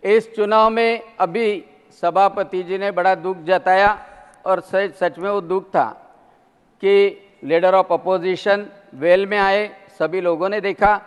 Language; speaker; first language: Hindi; non-native, local second language; Marathi